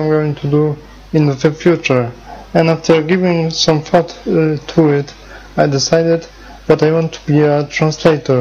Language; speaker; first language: English; non-native, fluent; Polish